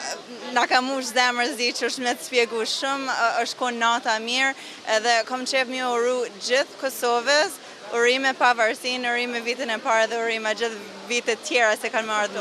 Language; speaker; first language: Albanian; early bilingual, heritage; Albanian